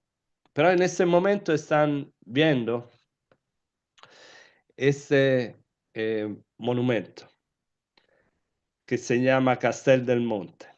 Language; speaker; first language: Spanish; non-native, fluent; Italian